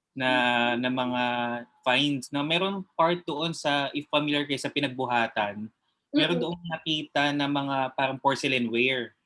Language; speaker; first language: Filipino; native; Filipino